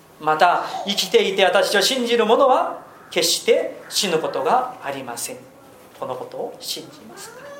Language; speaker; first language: Japanese; non-native, fluent; Korean